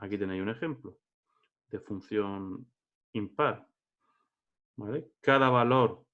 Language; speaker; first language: Spanish; native; Spanish